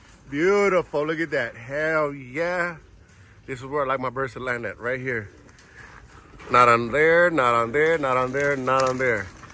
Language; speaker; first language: English; early bilingual, other home language; Spanish